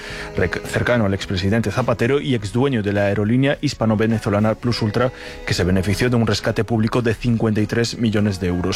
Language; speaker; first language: Spanish; native; Spanish